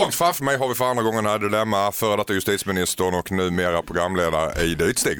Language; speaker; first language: Swedish; native; Swedish